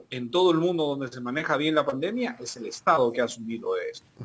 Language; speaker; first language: Spanish; native; Spanish